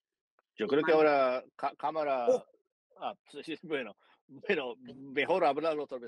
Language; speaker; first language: Spanish; non-native, fluent; Japanese